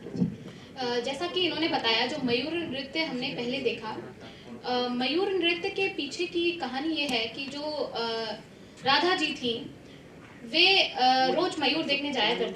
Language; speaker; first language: Hindi; native; Hindi